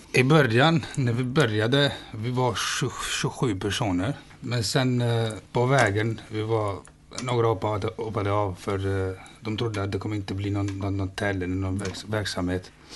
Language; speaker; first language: Swedish; non-native, fluent; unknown